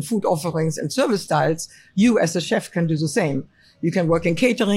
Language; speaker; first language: English; non-native, fluent; German